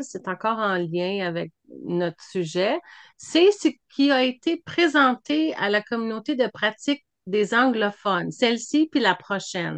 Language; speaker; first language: French; native; French